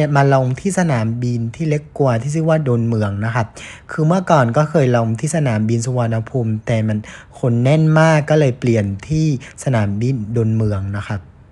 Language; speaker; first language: Thai; non-native, fluent; Vietnamese